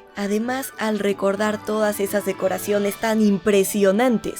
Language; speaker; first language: Spanish; native; Spanish